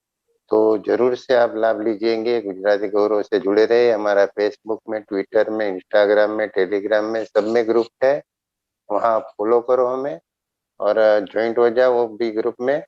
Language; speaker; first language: Hindi; non-native, local second language; Gujarati